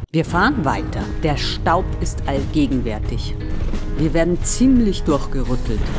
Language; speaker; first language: German; native; German